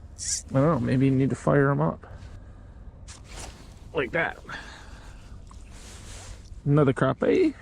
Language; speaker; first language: English; native; English